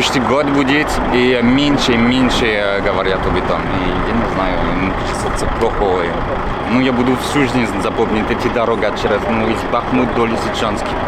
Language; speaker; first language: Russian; non-native, learner; French